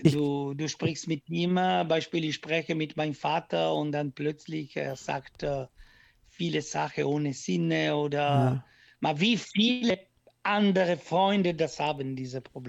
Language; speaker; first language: German; non-native, learner; Italian